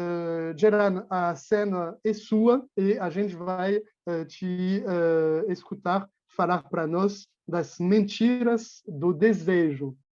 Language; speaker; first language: Portuguese; non-native, fluent; French